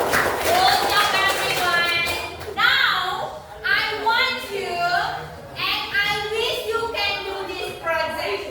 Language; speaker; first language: English; non-native, learner; Indonesian